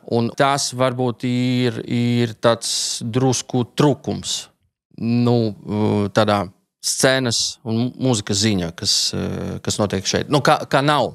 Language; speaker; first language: Latvian; non-native, local second language; Russian